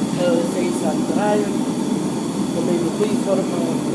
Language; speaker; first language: Dutch; non-native, learner; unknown